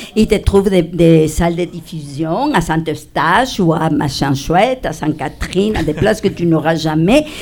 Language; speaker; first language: French; non-native, fluent; Spanish